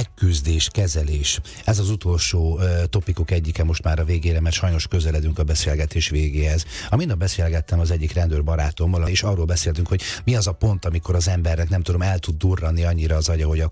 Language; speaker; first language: Hungarian; native; Hungarian